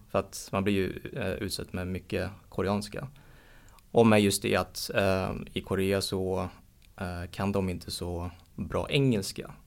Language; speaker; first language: Swedish; early bilingual, heritage; Swedish